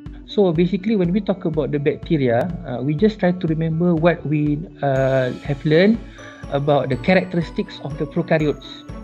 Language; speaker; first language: English; non-native, local second language; Malay